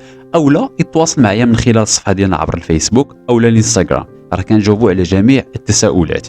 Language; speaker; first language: Arabic; native; Arabic